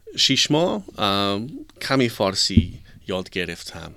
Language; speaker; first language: Persian; non-native, learner; English